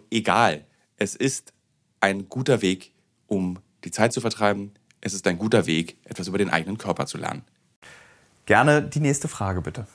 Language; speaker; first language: German; native; German